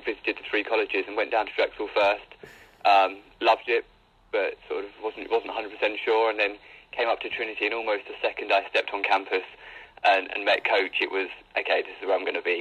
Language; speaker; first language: English; native; English